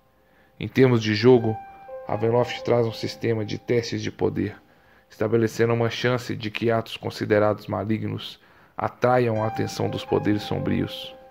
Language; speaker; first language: Portuguese; native; Portuguese